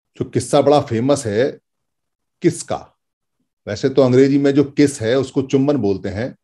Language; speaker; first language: Hindi; native; Hindi